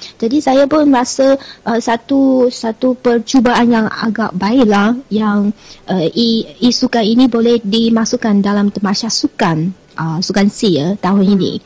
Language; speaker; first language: Malay; non-native, fluent; Chinese